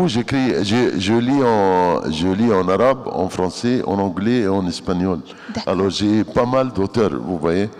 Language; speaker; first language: French; non-native, fluent; Arabic